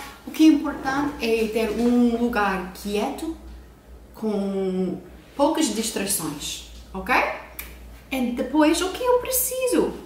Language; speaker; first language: Portuguese; non-native, fluent; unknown